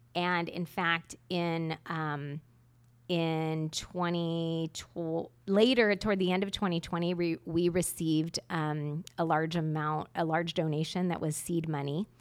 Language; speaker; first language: English; native; English